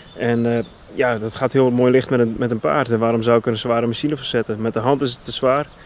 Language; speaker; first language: Dutch; non-native, local second language; Western Frisian